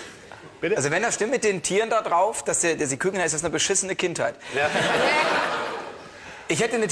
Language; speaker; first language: German; native; German